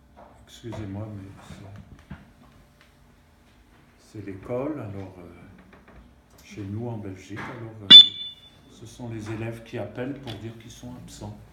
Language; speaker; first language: French; native; French